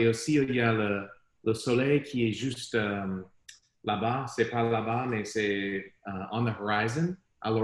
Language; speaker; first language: French; non-native, learner; English